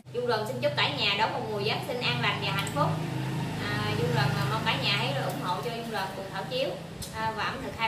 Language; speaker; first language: Vietnamese; native; Vietnamese